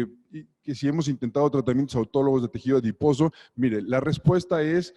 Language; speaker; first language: Spanish; native; Spanish